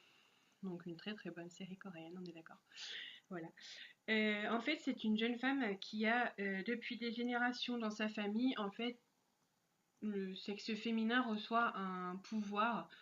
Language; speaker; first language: French; native; French